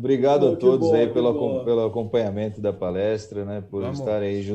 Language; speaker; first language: Portuguese; native; Portuguese